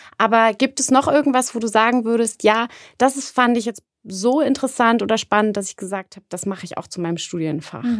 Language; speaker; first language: German; native; German